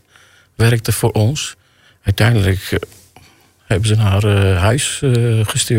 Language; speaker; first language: Dutch; non-native, fluent; Armenian